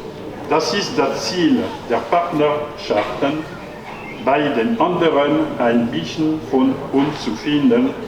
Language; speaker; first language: German; non-native, learner; French